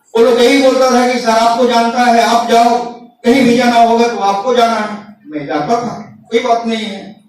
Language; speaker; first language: Hindi; non-native, local second language; Bangla